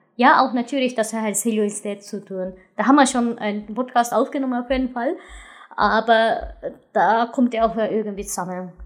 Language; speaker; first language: German; non-native, fluent; Japanese